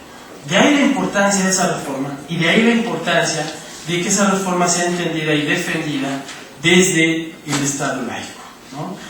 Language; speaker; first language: Spanish; native; Spanish